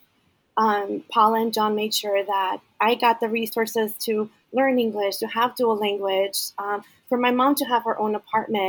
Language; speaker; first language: English; early bilingual, other home language; Spanish